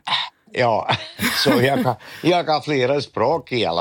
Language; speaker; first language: Swedish; non-native, fluent; Dutch